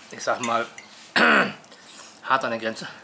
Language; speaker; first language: German; native; German